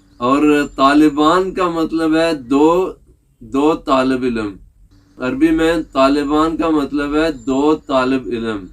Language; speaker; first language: Urdu; native; Urdu